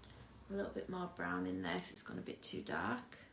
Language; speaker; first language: English; native; English